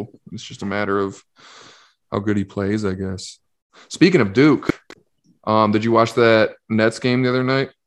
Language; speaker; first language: English; native; English